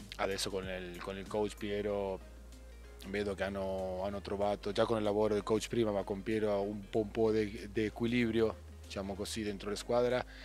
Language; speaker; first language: Italian; non-native, fluent; Spanish